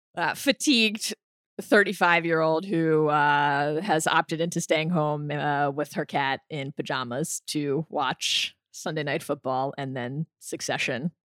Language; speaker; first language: English; native; English